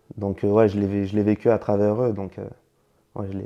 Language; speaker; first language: French; native; French